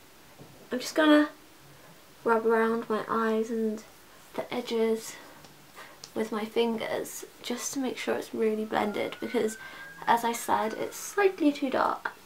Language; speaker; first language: English; native; English